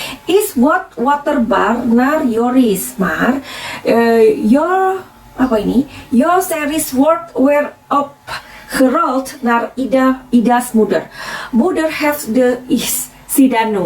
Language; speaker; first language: Dutch; non-native, learner; Indonesian